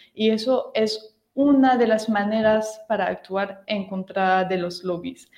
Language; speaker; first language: Spanish; non-native, fluent; French